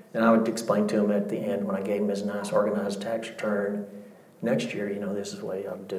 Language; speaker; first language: English; native; English